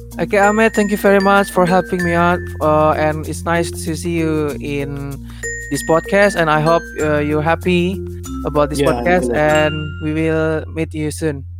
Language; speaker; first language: English; non-native, learner; Indonesian